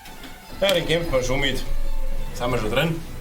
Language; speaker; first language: German; native; German